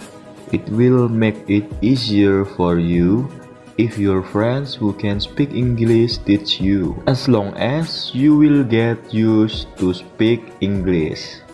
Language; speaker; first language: English; non-native, learner; Indonesian